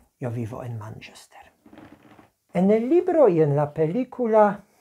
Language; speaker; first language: Spanish; non-native, fluent; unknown